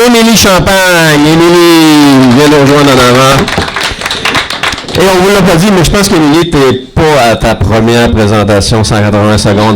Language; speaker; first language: French; native; French